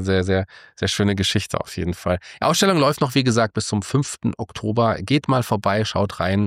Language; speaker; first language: German; native; German